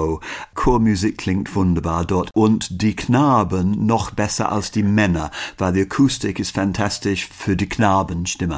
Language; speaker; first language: German; non-native, learner; English